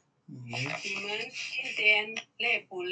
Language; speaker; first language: Chinese; non-native, learner; Indonesian